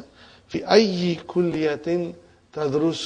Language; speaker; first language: Arabic; non-native, fluent; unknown